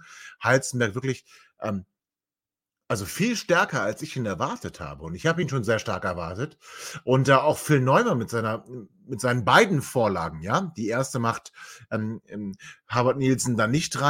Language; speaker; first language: German; native; German